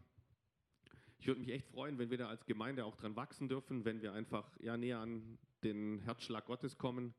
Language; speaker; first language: German; native; German